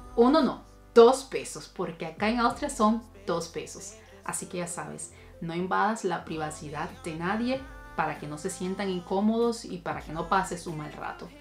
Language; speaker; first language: Spanish; native; Spanish